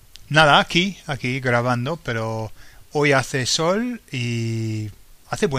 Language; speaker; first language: Spanish; non-native, fluent; English